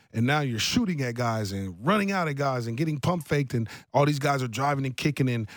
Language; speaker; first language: English; native; English